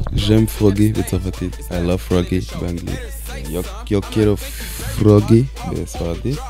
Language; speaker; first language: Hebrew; early bilingual, other home language; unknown